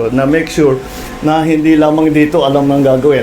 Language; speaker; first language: Filipino; native; Filipino